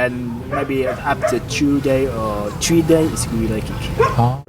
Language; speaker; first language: English; non-native, learner; Vietnamese